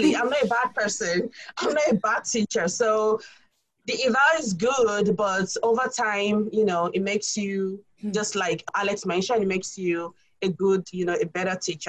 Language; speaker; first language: English; non-native, local second language; Yoruba